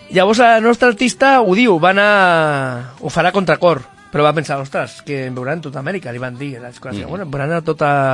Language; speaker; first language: Catalan; non-native, local second language; Spanish